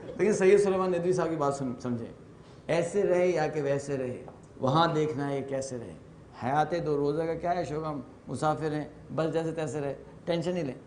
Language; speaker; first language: Urdu; native; Urdu